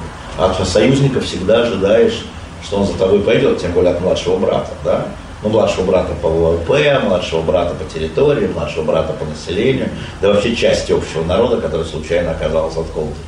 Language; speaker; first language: Russian; native; Russian